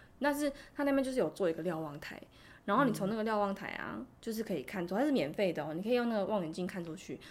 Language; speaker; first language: Chinese; native; Chinese